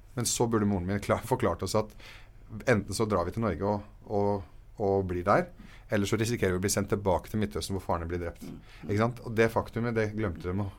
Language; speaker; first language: Norwegian; early bilingual, other home language; Arabic